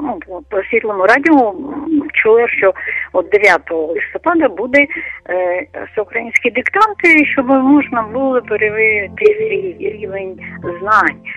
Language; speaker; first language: Ukrainian; non-native, local second language; Russian